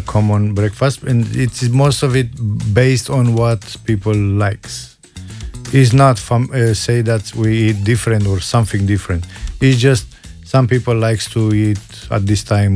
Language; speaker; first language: English; non-native, learner; Romanian